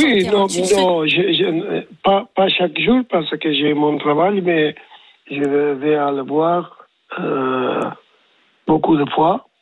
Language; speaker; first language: French; non-native, learner; Spanish